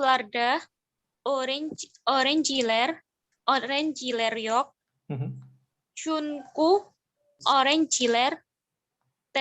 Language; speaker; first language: Turkish; non-native, learner; Indonesian